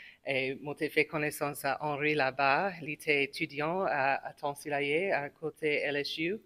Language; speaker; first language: French; non-native, local second language; English